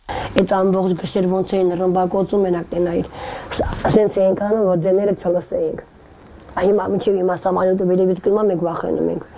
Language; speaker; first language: Armenian; native; Armenian